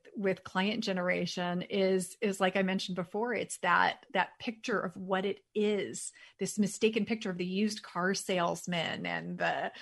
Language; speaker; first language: English; native; English